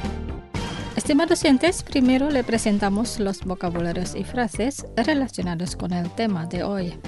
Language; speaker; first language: Spanish; non-native, fluent; Indonesian